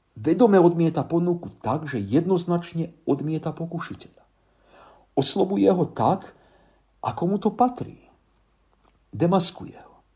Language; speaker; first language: Slovak; native; Slovak